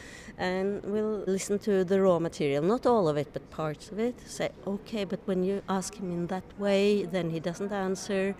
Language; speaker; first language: English; non-native, fluent; Norwegian